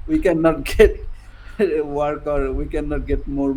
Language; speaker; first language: English; non-native, learner; Bangla